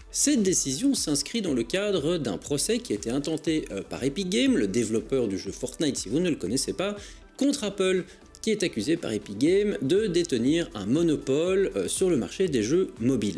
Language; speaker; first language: French; native; French